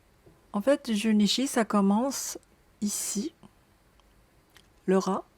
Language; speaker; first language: French; non-native, learner; Japanese